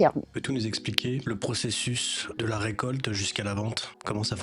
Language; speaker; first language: French; native; French